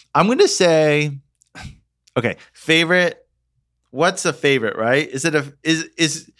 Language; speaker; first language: English; native; English